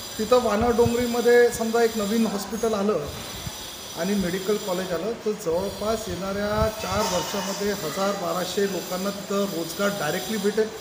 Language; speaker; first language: Marathi; native; Marathi